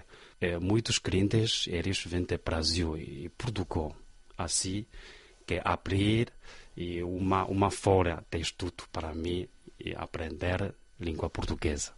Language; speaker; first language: Portuguese; non-native, fluent; Chinese